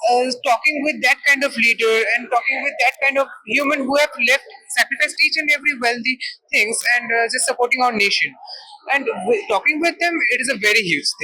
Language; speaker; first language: English; non-native, local second language; Bangla